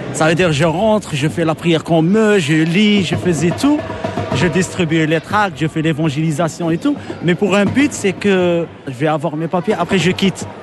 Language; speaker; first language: French; non-native, local second language; Arabic